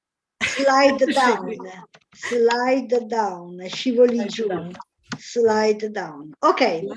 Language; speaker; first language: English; non-native, fluent; Italian